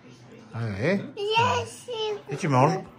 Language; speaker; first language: French; native; French